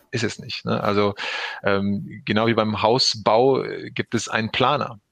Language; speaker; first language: German; early bilingual, other home language; Turkish